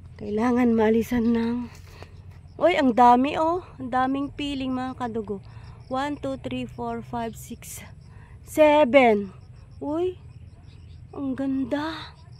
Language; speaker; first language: Filipino; non-native, local second language; Iloko